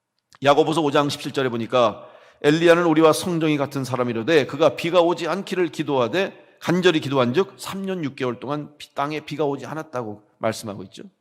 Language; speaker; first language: Korean; native; Korean